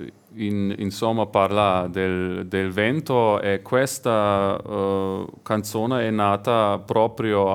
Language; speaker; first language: Italian; non-native, learner; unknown